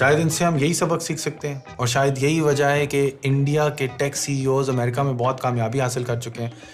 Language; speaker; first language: Urdu; native; Urdu